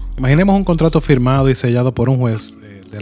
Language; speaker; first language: Spanish; native; Spanish